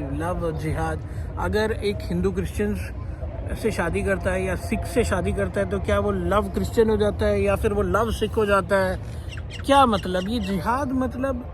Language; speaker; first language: Hindi; non-native, local second language; Malayalam